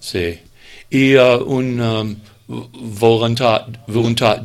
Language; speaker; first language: Catalan; non-native, learner; English